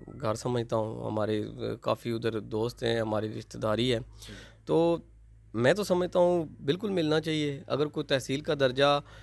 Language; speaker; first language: Urdu; non-native, local second language; Pahari-Potwari